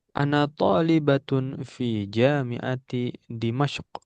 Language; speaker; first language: Arabic; non-native, fluent; Indonesian